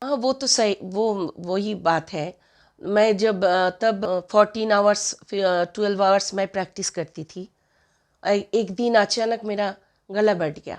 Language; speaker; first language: Hindi; non-native, local second language; Bangla